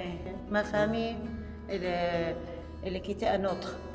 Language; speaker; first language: French; non-native, learner; Arabic